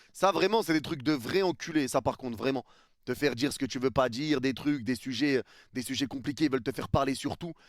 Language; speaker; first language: French; early bilingual, other home language; Arabic